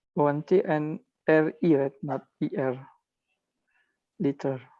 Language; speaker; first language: English; non-native, learner; Indonesian